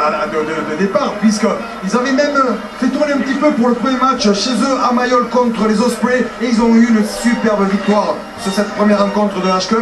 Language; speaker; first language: French; native; French